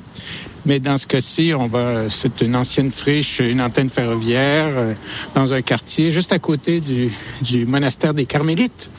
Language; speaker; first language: French; native; French